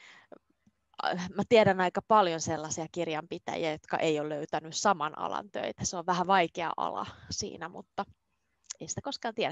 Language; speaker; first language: Finnish; native; Finnish